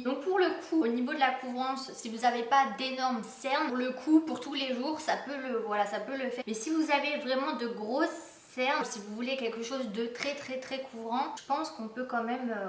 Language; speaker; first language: French; native; French